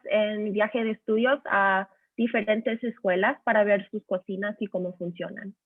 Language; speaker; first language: Spanish; early bilingual, heritage; Spanish